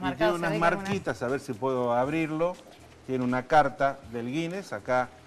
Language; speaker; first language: Spanish; native; Spanish